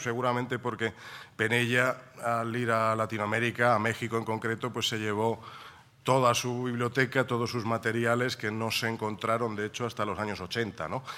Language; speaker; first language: Spanish; native; Spanish